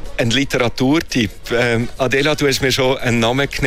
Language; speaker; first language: German; native; German